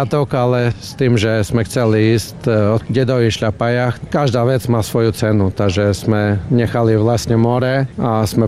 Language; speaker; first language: Slovak; non-native, fluent; Croatian